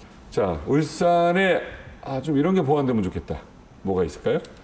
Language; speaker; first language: Korean; native; Korean